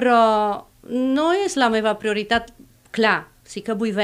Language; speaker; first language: Catalan; non-native, fluent; Romanian